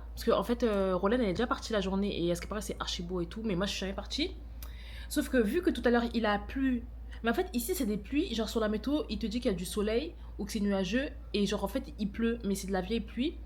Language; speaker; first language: French; native; French